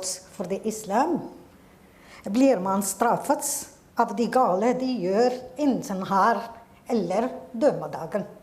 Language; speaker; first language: Norwegian; non-native, fluent; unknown